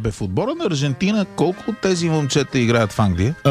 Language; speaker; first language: Bulgarian; native; Bulgarian